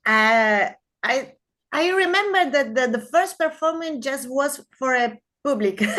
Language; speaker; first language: English; non-native, learner; Spanish